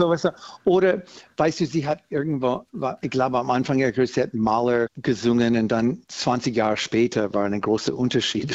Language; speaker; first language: German; non-native, fluent; English